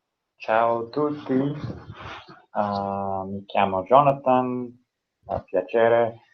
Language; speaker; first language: Italian; non-native, learner; English